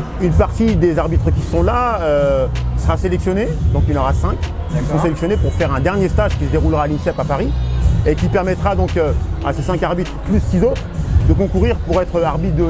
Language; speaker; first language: French; native; French